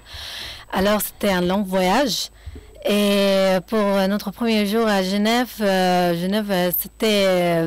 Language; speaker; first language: French; non-native, fluent; Arabic